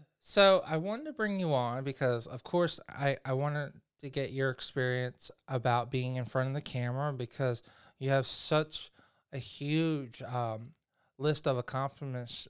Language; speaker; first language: English; native; English